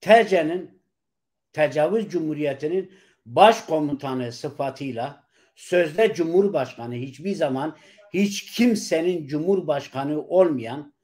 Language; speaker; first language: Turkish; non-native, local second language; Kurdish